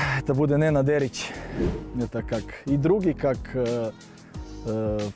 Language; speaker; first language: Russian; non-native, learner; Serbian